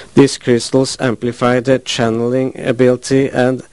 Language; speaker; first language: English; non-native, fluent; Norwegian